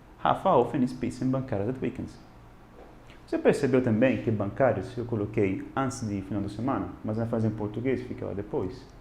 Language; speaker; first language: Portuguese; non-native, fluent; Italian